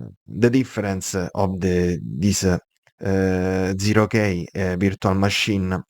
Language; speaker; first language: English; non-native, fluent; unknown